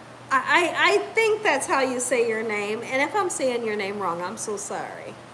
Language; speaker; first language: English; native; English